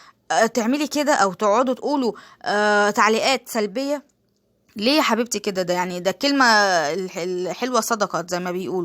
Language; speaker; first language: Arabic; native; Arabic